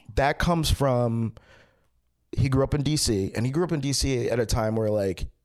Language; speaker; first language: English; native; English